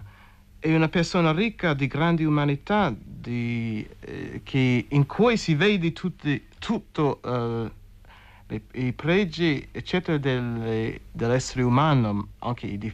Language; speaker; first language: Italian; non-native, fluent; English